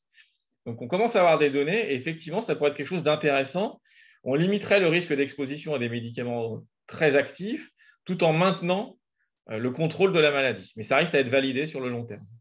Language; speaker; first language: French; native; French